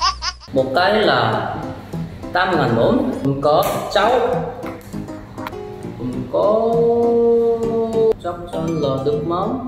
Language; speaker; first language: Vietnamese; non-native, learner; Korean